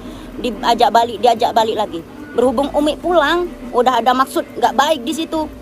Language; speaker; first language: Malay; non-native, local second language; Javanese